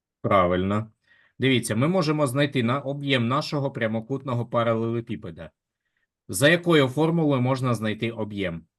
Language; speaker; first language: Ukrainian; native; Ukrainian